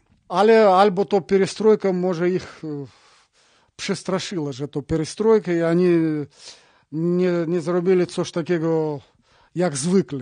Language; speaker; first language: Polish; non-native, learner; Russian